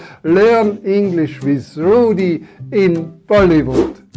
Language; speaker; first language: English; non-native, learner; German